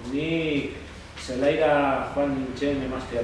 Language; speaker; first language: Basque; non-native, learner; Catalan